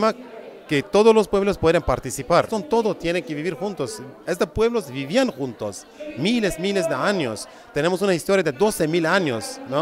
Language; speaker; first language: Spanish; non-native, fluent; Kurdish